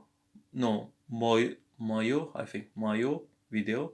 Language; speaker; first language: Russian; non-native, learner; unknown